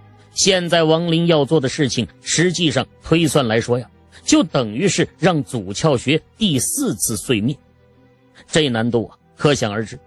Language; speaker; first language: Chinese; native; Chinese